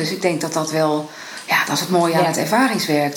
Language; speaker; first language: Dutch; native; Dutch